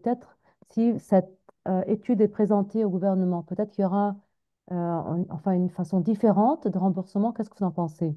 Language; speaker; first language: French; non-native, fluent; Arabic